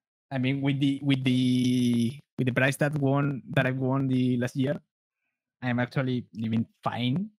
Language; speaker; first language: English; non-native, learner; Spanish